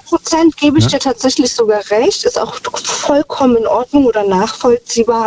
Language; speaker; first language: German; native; German